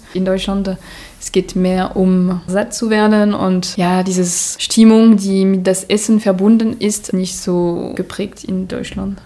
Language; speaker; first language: German; non-native, fluent; French